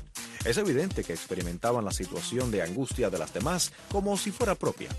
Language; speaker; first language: Spanish; native; Spanish